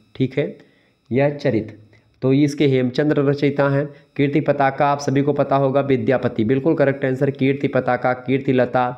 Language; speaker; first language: Hindi; native; Hindi